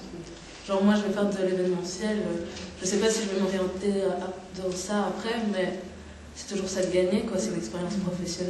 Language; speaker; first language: French; native; French